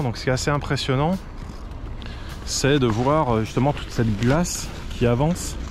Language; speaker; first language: French; native; French